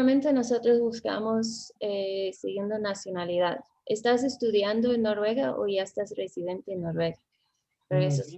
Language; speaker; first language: Spanish; non-native, fluent; English